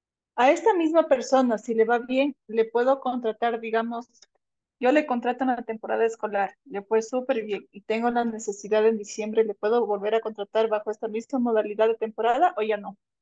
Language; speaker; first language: Spanish; native; Spanish